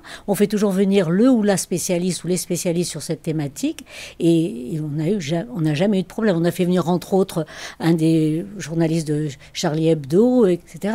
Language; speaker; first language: French; native; French